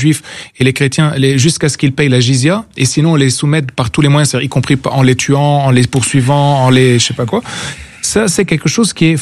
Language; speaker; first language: French; non-native, local second language; Arabic